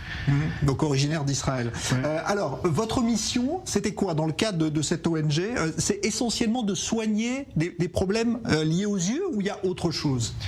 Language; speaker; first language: French; native; French